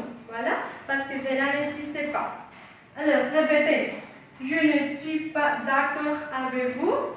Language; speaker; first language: French; non-native, fluent; Spanish